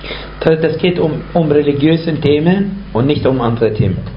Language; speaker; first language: German; non-native, fluent; Arabic